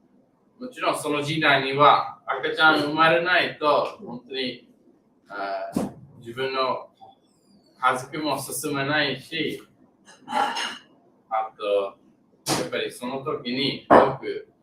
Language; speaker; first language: Japanese; non-native, learner; English